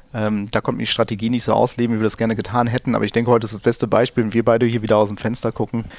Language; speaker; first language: German; native; German